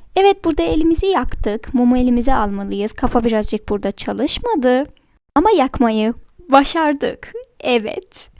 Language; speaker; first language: Turkish; non-native, fluent; Persian